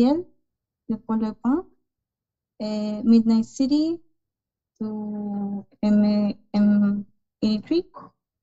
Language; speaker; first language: French; non-native, learner; Spanish